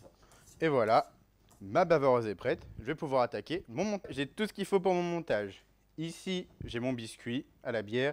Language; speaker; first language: French; native; French